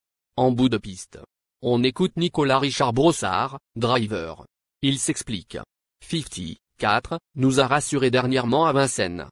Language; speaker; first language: French; native; French